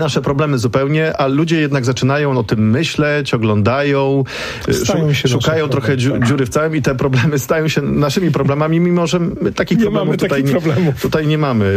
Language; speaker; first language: Polish; native; Polish